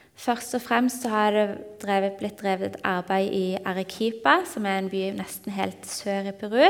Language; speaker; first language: Norwegian; native; Norwegian